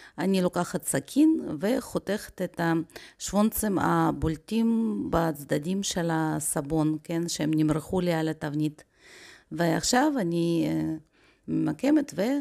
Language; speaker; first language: Hebrew; non-native, fluent; Russian